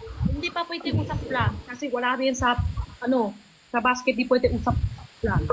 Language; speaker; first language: Filipino; non-native, learner; Chinese